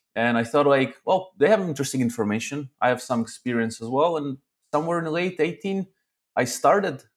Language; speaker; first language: English; early bilingual, other home language; Russian